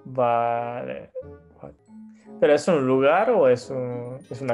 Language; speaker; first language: Spanish; non-native, learner; Japanese